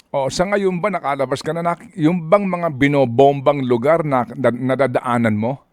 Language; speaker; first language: Filipino; native; Filipino